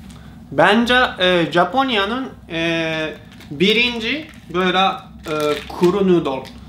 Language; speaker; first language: Turkish; non-native, learner; Japanese